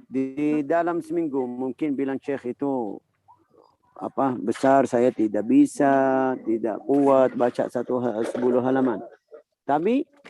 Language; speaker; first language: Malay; non-native, learner; Arabic